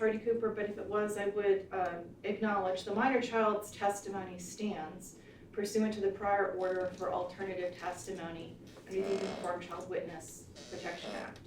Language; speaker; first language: English; native; English